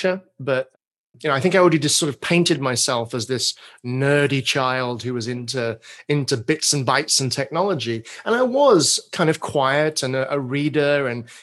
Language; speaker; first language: English; native; English